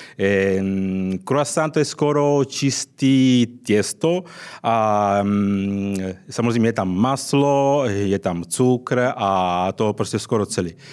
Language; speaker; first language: Czech; non-native, learner; Italian